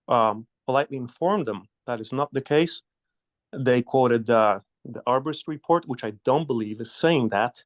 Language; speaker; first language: English; non-native, fluent; Polish